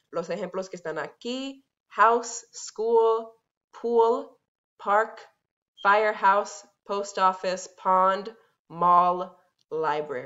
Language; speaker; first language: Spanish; non-native, fluent; English